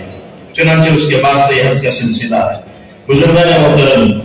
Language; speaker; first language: Urdu; native; Urdu